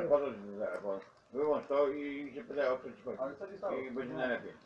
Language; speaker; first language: Polish; native; Polish